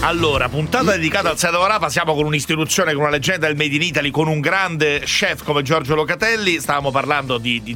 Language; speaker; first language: Italian; native; Italian